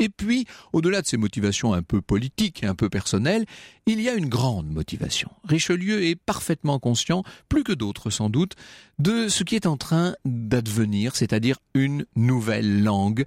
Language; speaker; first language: French; native; French